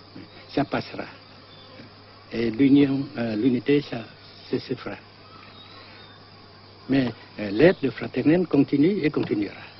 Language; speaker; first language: French; non-native, fluent; Vietnamese